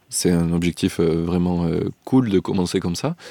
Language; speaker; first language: French; native; French